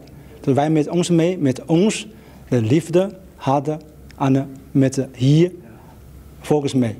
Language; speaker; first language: Dutch; non-native, learner; Chinese